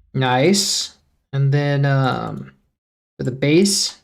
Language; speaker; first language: English; native; English